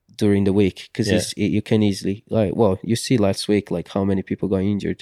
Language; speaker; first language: English; non-native, fluent; Portuguese